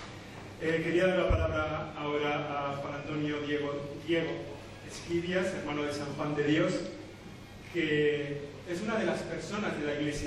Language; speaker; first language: Spanish; native; Spanish